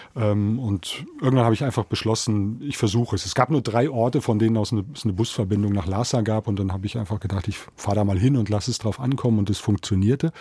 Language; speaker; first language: German; native; German